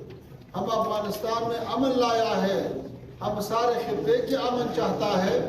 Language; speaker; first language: Hindi; non-native, fluent; Pashto